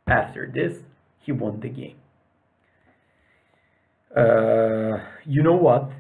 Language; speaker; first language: English; non-native, fluent; Serbian